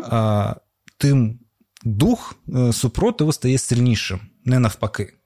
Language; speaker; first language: Ukrainian; non-native, local second language; Russian